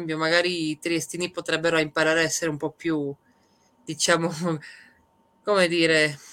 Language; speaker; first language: Italian; early bilingual, other home language; Serbian